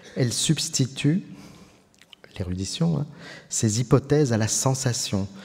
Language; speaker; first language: French; native; French